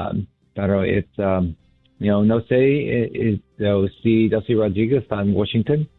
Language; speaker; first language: Spanish; non-native, learner; English